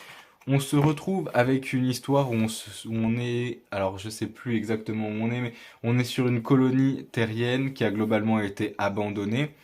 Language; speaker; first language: French; native; French